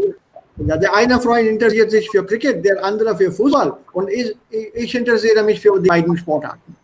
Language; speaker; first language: German; non-native, fluent; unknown